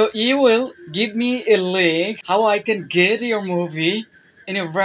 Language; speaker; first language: English; non-native, learner; Bangla